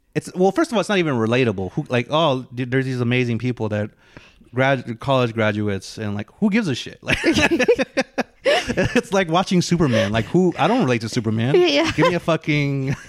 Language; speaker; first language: English; native; English